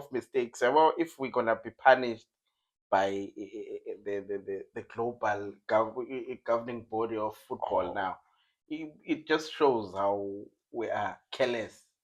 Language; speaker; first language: English; non-native, local second language; Zulu